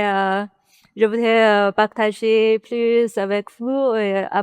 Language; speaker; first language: French; non-native, learner; Chinese